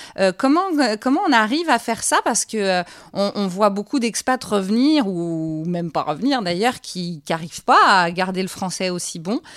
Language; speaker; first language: French; native; French